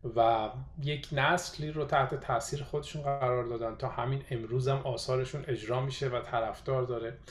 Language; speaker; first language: Persian; native; Persian